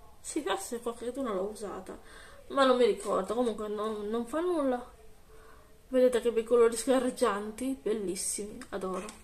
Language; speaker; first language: Italian; native; Italian